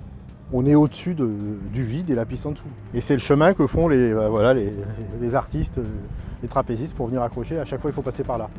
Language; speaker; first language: French; native; French